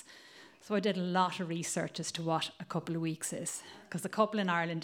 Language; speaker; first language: English; native; English